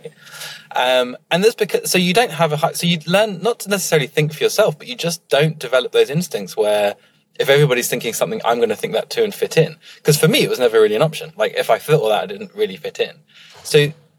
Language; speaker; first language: English; native; English